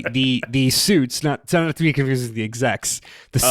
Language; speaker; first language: English; native; English